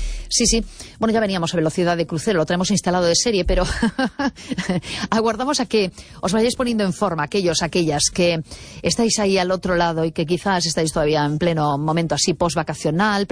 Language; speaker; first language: Spanish; native; Spanish